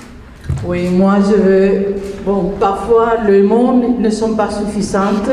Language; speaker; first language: French; non-native, fluent; Spanish